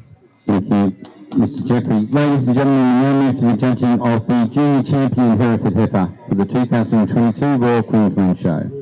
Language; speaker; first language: English; native; English